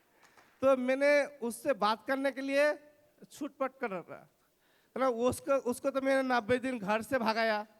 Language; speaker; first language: Hindi; non-native, local second language; Bangla